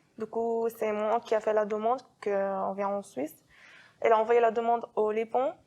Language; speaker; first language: French; non-native, fluent; Arabic